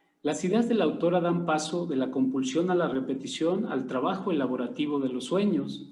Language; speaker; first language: Spanish; native; Spanish